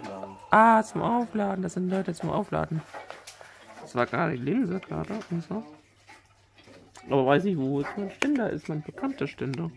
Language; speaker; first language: German; native; German